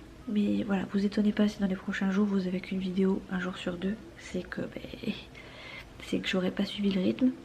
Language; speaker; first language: French; native; French